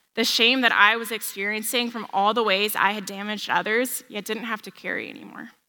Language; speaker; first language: English; native; English